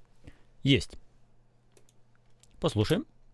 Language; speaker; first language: Russian; native; Russian